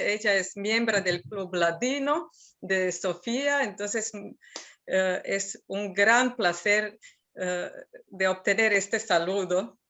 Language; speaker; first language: Spanish; non-native, fluent; Serbian